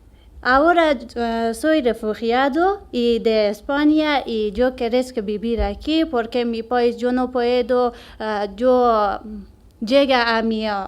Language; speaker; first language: Spanish; non-native, learner; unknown